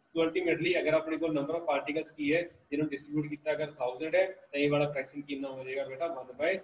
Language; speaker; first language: Hindi; non-native, local second language; Punjabi